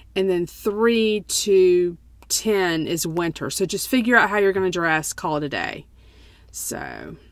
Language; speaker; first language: English; native; English